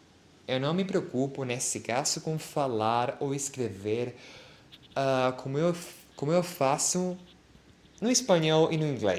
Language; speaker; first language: Portuguese; non-native, fluent; Spanish